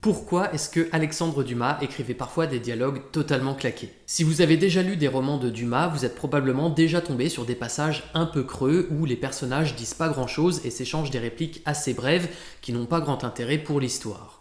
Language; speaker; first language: French; native; French